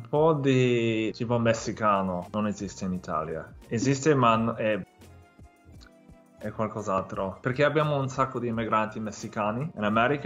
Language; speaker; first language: Italian; non-native, fluent; English